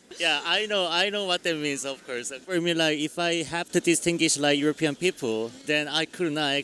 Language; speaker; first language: English; non-native, fluent; Korean